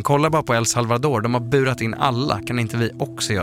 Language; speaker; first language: Swedish; native; Swedish